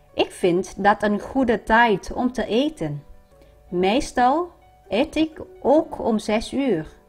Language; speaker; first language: Dutch; non-native, learner; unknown